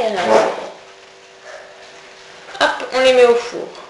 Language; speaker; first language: French; native; French